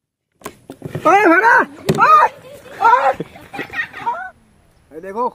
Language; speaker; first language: Hindi; non-native, local second language; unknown